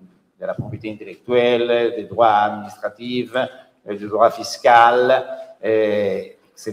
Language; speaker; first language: French; non-native, fluent; Italian